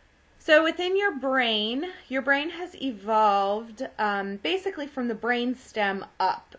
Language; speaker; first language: English; native; English